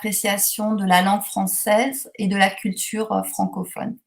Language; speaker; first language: French; native; French